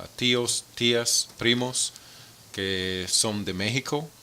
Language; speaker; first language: Spanish; early bilingual, other home language; English